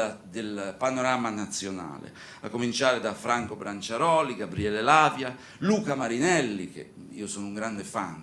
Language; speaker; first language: Italian; native; Italian